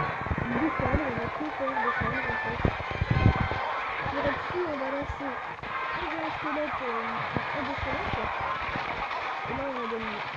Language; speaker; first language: French; native; French